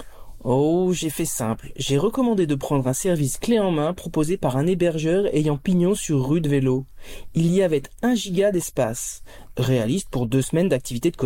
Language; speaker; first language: French; native; French